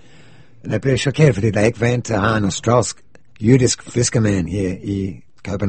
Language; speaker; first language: Danish; non-native, fluent; English